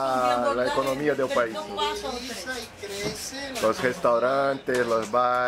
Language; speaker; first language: Spanish; non-native, learner; Portuguese